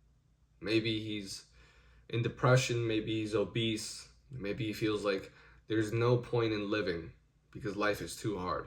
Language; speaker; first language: English; native; English